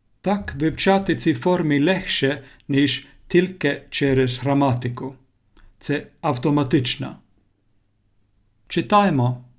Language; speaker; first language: Ukrainian; non-native, learner; Finnish